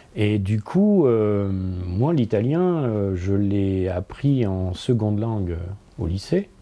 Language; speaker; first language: French; native; French